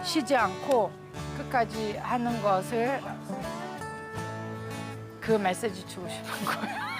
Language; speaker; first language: Korean; early bilingual, heritage; Portuguese